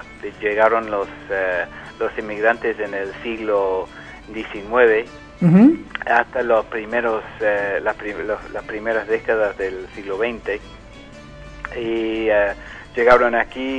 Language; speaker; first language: Spanish; non-native, fluent; English